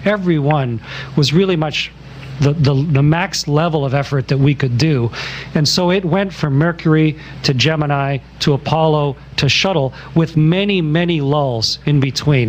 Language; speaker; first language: English; native; English